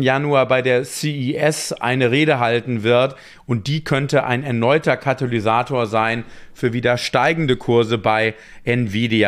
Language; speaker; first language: German; native; German